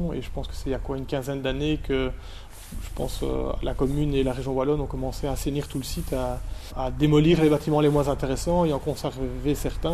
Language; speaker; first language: French; native; French